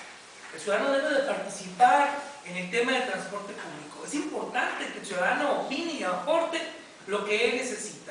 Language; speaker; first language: Spanish; native; Spanish